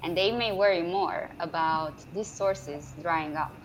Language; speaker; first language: English; non-native, fluent; Romanian